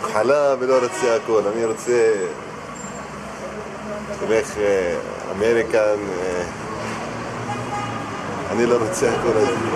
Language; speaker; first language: Hebrew; non-native, learner; Arabic